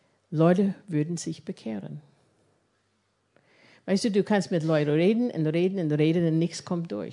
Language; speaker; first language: German; non-native, fluent; English